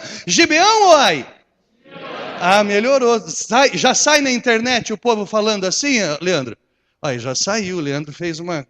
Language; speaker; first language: Portuguese; native; Portuguese